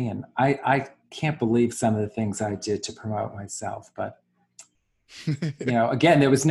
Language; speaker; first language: English; native; English